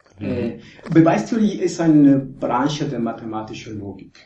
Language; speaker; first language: German; non-native, fluent; Spanish